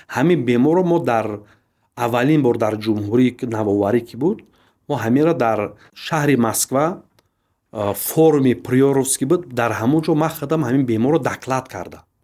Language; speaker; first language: Tajik; native; Tajik